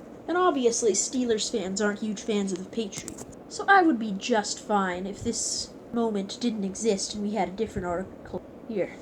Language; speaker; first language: English; native; English